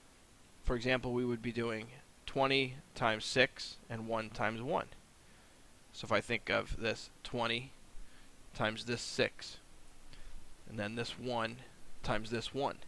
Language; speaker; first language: English; native; English